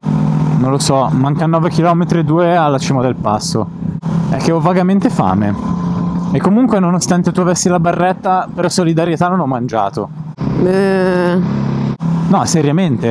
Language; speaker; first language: Italian; native; Italian